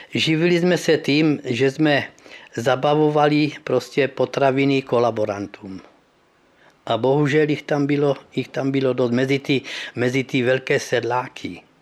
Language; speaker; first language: Czech; early bilingual, heritage; Czech